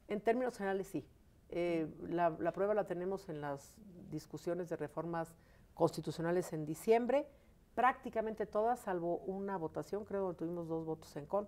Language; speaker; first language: Spanish; native; Spanish